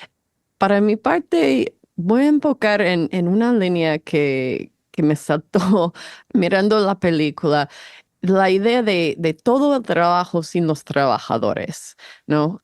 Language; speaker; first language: Spanish; non-native, fluent; English